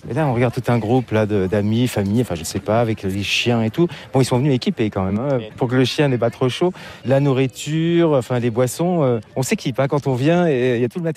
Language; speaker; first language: French; native; French